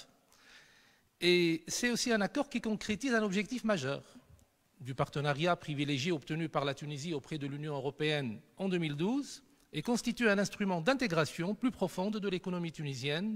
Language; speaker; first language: French; non-native, local second language; Arabic